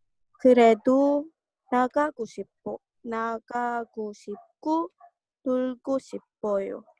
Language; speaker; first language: Korean; non-native, learner; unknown